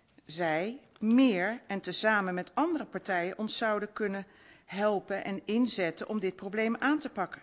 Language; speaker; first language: Dutch; native; Dutch